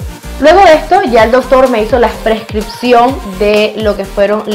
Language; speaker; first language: Spanish; native; Spanish